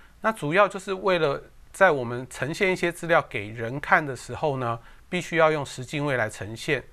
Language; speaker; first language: Chinese; native; Chinese